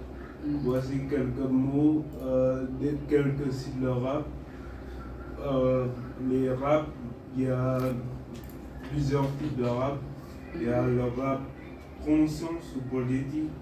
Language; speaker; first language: French; non-native, fluent; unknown